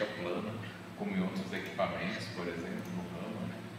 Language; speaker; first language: Portuguese; native; Portuguese